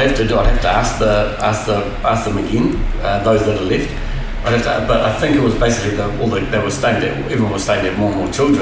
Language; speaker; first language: English; native; English